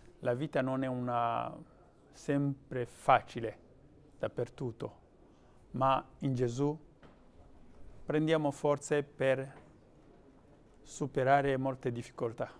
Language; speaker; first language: Italian; non-native, fluent; Kinyarwanda